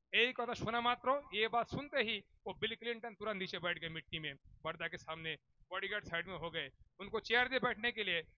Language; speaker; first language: Hindi; non-native, local second language; Bangla